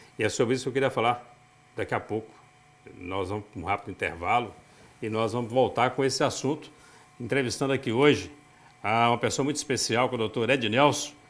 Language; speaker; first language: Portuguese; native; Portuguese